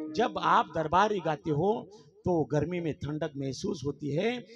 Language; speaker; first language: Hindi; non-native, local second language; Marathi